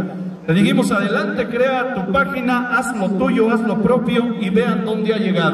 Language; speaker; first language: Spanish; native; Spanish